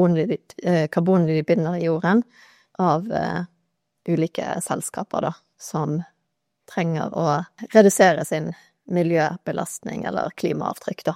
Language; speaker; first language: Norwegian; native; Norwegian